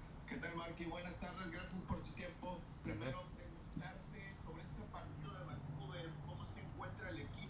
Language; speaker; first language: Spanish; native; Spanish